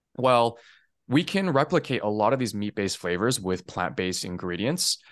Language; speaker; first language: English; early bilingual, other home language; Chinese